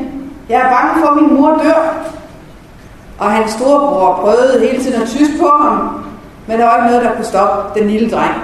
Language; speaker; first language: Danish; native; Danish